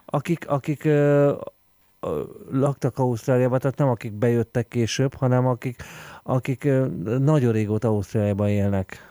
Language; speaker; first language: Hungarian; native; Hungarian